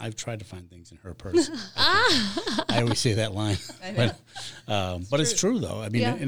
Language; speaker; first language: English; native; English